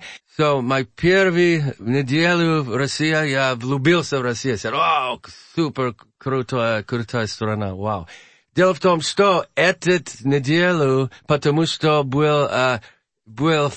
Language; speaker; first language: Russian; non-native, learner; English